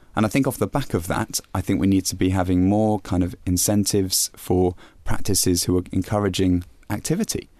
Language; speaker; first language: English; native; English